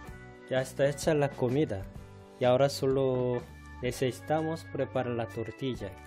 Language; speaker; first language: Spanish; non-native, fluent; Korean